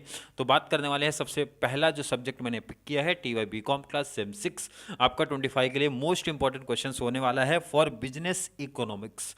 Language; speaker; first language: Hindi; native; Hindi